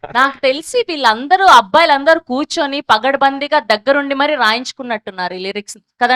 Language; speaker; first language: Telugu; native; Telugu